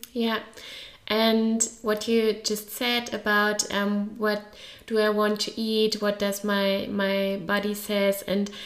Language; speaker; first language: English; non-native, fluent; German